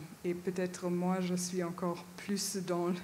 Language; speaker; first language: French; non-native, fluent; German